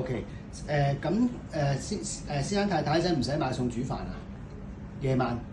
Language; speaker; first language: Cantonese; native; Cantonese